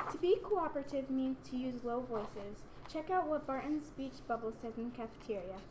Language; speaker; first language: English; native; English